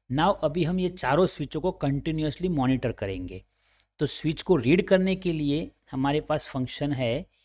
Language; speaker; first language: Hindi; native; Hindi